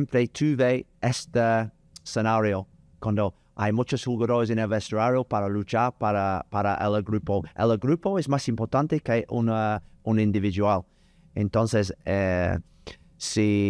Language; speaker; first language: Spanish; non-native, learner; English